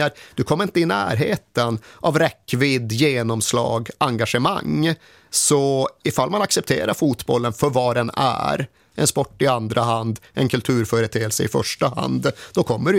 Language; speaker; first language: Swedish; native; Swedish